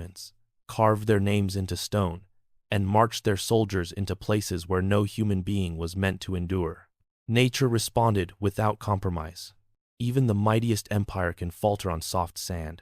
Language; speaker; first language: English; native; English